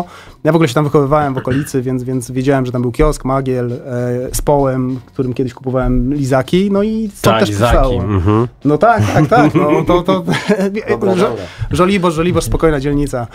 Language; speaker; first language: Polish; native; Polish